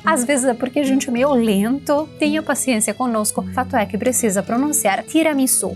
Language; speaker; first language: Portuguese; non-native, fluent; Italian